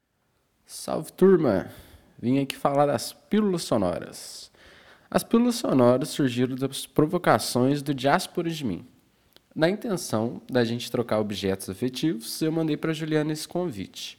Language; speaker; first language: Portuguese; native; Portuguese